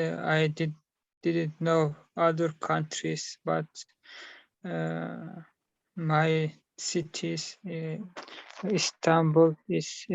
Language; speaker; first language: English; non-native, learner; Turkish